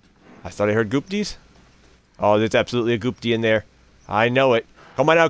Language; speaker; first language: English; native; English